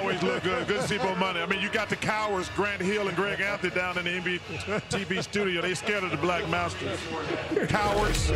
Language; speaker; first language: English; native; English